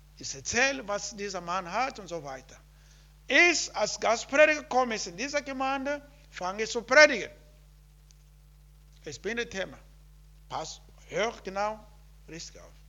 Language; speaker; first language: German; non-native, learner; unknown